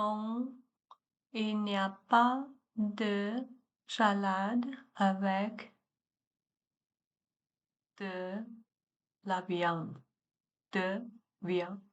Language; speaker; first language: French; non-native, learner; Chinese